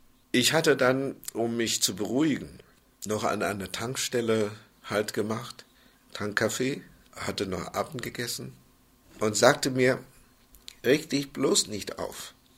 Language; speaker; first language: German; non-native, fluent; Chinese